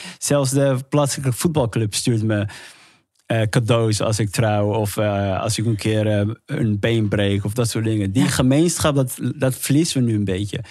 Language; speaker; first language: Dutch; early bilingual, other home language; Somali